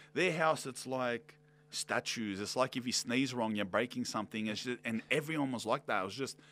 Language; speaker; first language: English; native; English